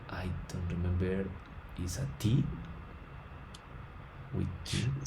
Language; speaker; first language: English; non-native, learner; Spanish